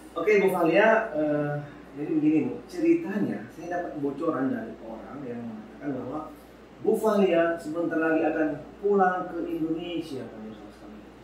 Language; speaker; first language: Indonesian; native; Indonesian